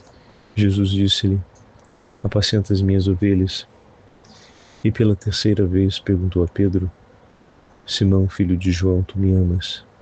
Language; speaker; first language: Portuguese; native; Portuguese